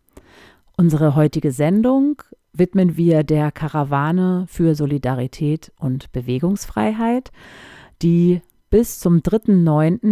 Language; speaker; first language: German; native; German